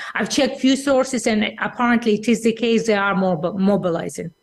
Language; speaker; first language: English; non-native, fluent; Russian